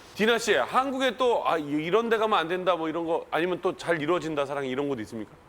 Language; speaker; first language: Korean; native; Korean